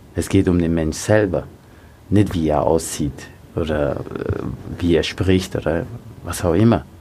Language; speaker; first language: German; early bilingual, other home language; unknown